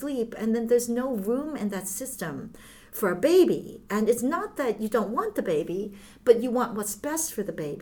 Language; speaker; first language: English; early bilingual, other home language; Cantonese